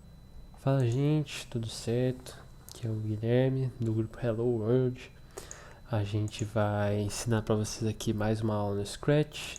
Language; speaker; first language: Portuguese; native; Portuguese